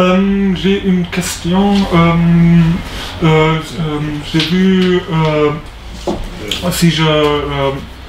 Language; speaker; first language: French; non-native, learner; German